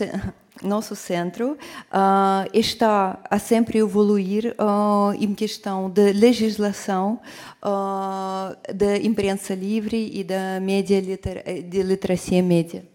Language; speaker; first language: Portuguese; non-native, fluent; Russian